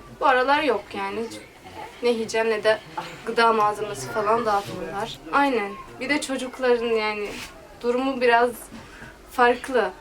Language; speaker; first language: Turkish; non-native, fluent; Arabic